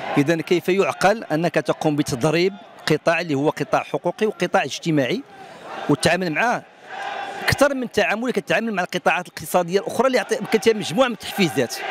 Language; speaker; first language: Arabic; native; Arabic